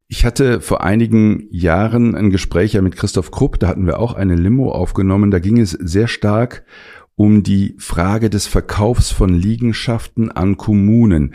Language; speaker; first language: German; native; German